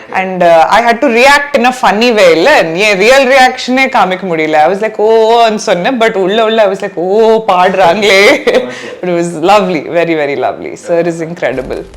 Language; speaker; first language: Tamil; non-native, learner; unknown